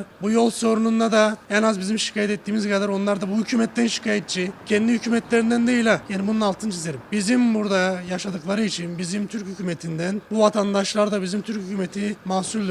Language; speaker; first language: Turkish; native; Turkish